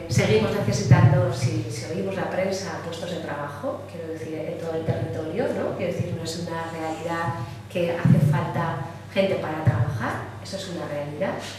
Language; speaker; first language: Spanish; native; Spanish